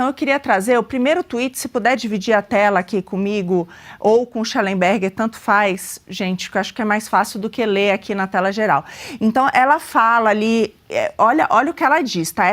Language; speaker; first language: Portuguese; native; Portuguese